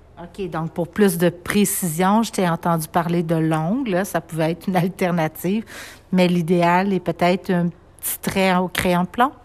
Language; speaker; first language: French; native; French